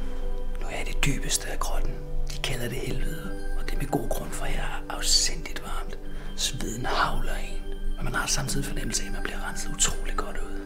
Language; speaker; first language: Danish; native; Danish